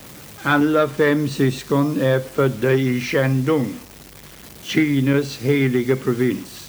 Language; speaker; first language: Swedish; early bilingual, heritage; Swedish